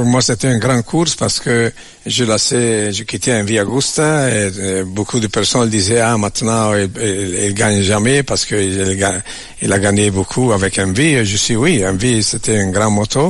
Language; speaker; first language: French; non-native, learner; Italian